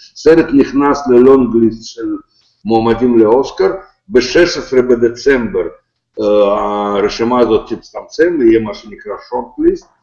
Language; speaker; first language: Hebrew; non-native, fluent; Russian